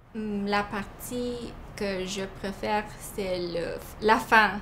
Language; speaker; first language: French; non-native, fluent; Chinese